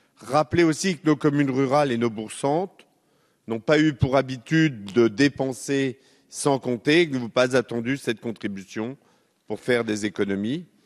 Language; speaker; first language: French; native; French